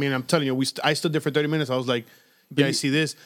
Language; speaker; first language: English; non-native, fluent; Spanish